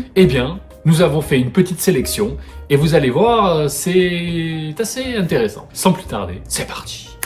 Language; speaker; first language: French; native; French